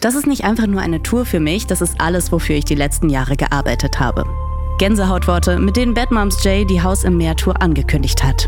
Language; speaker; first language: German; native; German